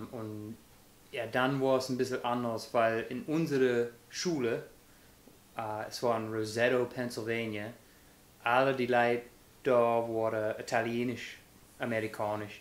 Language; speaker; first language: German; non-native, fluent; English